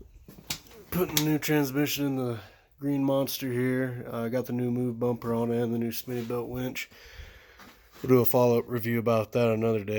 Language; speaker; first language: English; native; English